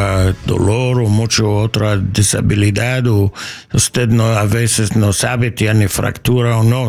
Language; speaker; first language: Spanish; non-native, learner; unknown